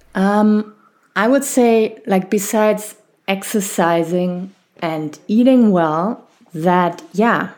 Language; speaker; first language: English; non-native, fluent; German